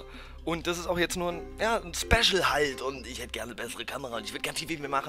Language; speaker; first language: German; native; German